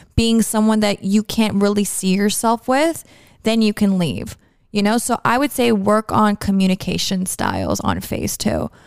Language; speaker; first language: English; native; English